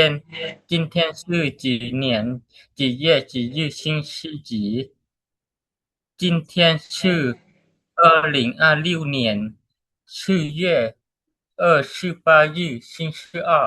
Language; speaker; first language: Chinese; non-native, learner; Lao